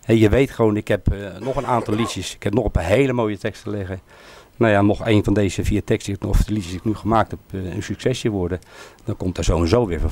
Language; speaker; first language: Dutch; native; Dutch